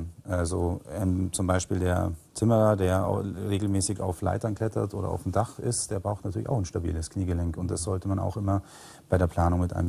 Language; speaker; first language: German; native; German